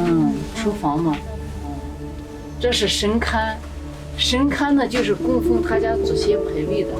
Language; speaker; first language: Chinese; native; Chinese